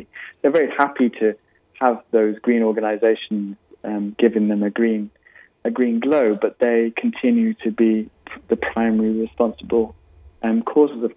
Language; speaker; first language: English; native; English